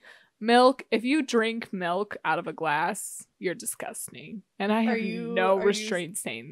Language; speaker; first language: English; native; English